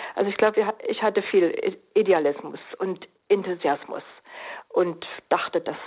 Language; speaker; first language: German; native; German